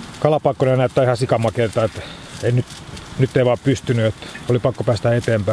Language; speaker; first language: Finnish; native; Finnish